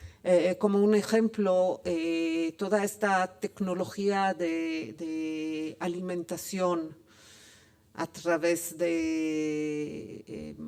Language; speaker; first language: Spanish; non-native, fluent; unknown